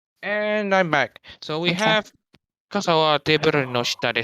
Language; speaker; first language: Japanese; non-native, learner; English